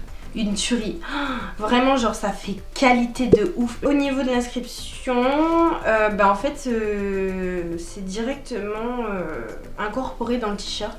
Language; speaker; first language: French; native; French